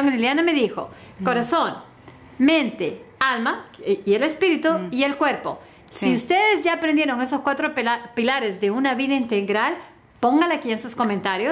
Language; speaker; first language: Spanish; native; Spanish